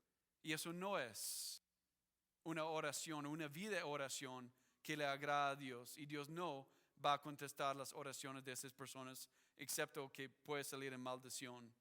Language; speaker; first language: Spanish; non-native, fluent; English